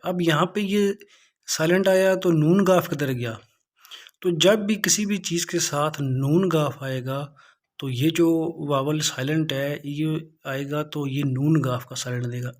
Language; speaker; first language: Urdu; non-native, local second language; Punjabi